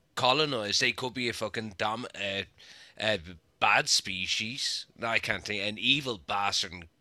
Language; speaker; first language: English; native; English